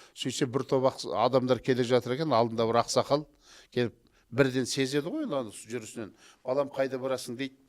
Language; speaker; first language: Kazakh; native; Kazakh